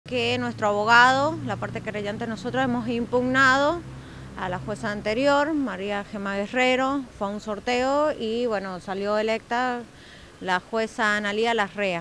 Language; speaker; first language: Spanish; native; Spanish